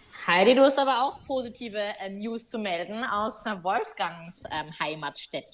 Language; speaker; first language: German; native; German